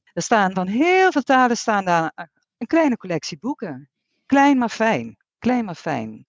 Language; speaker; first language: Dutch; native; Dutch